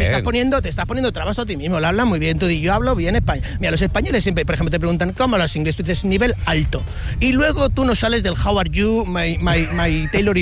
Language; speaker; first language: Spanish; native; Spanish